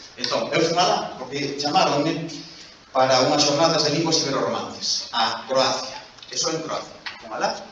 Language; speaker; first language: Galician; non-native, local second language; Spanish